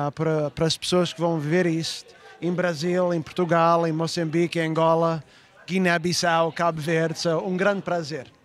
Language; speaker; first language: Portuguese; early bilingual, heritage; Portuguese